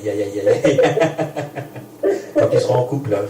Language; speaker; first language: French; native; French